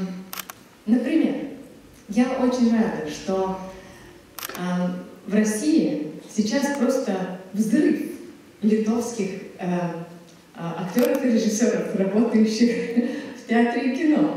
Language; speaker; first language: Russian; non-native, fluent; Lithuanian